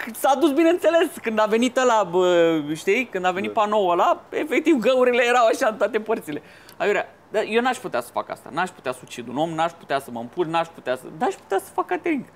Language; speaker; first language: Romanian; native; Romanian